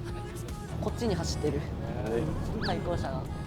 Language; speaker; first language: Japanese; native; Japanese